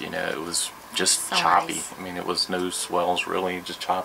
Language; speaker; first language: English; native; English